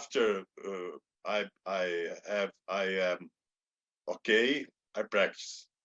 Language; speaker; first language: English; non-native, learner; Portuguese